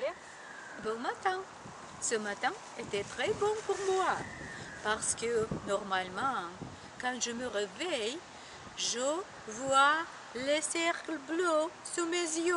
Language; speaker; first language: French; non-native, learner; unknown